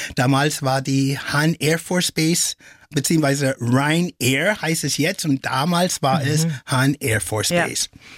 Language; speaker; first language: German; non-native, fluent; English